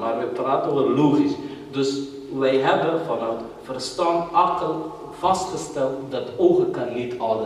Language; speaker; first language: Dutch; non-native, fluent; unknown